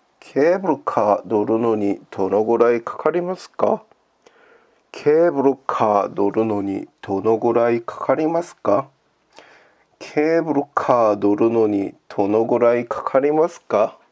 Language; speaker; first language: Japanese; non-native, learner; Korean